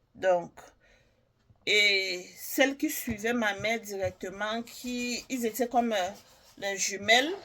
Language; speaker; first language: French; native; French